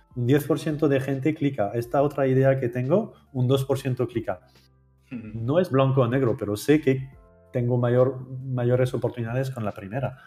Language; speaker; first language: Spanish; non-native, fluent; French